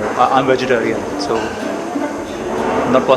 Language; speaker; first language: English; non-native, learner; Hindi